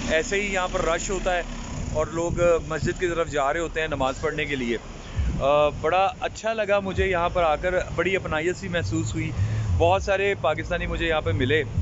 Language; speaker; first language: Urdu; native; Urdu